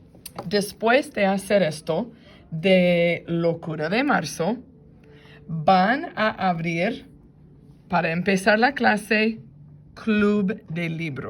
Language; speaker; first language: Spanish; non-native, fluent; English